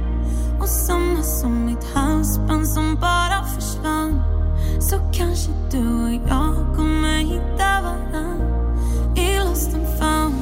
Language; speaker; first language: Swedish; native; Swedish